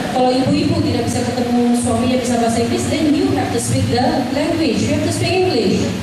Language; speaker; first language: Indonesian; non-native, fluent; English